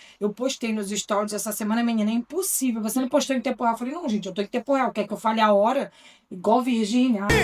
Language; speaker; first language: Portuguese; native; Portuguese